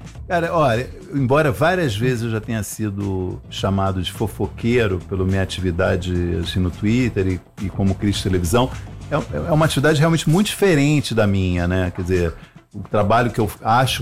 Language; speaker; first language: Portuguese; native; Portuguese